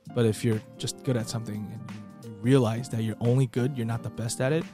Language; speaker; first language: English; non-native, fluent; Chinese